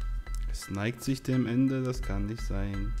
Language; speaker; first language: German; native; German